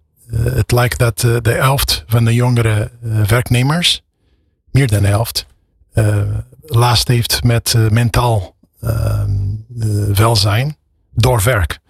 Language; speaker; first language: Dutch; non-native, fluent; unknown